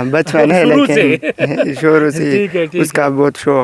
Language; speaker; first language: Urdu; non-native, local second language; Pashto